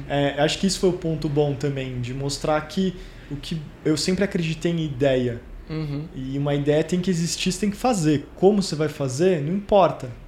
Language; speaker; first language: Portuguese; native; Portuguese